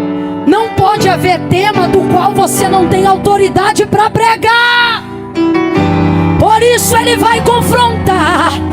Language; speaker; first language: Portuguese; native; Portuguese